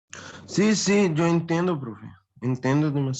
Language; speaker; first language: Spanish; non-native, fluent; Portuguese